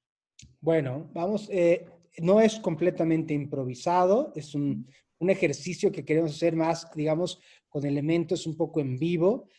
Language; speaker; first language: Spanish; native; Spanish